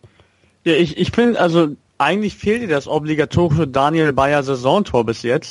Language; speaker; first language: German; native; German